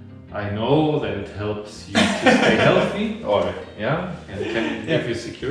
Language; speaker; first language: English; non-native, fluent; German